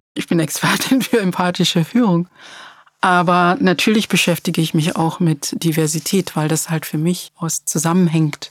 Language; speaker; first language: German; early bilingual, other home language; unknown